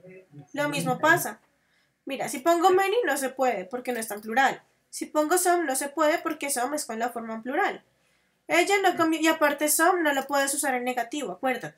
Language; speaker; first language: Spanish; native; Spanish